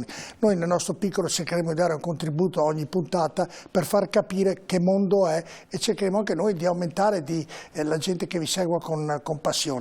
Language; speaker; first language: Italian; native; Italian